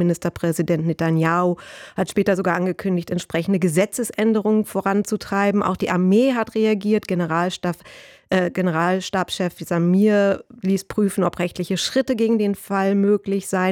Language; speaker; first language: German; native; German